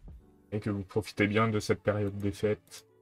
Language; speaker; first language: French; native; French